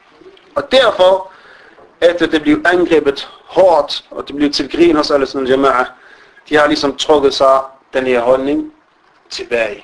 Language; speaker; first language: Danish; non-native, fluent; Arabic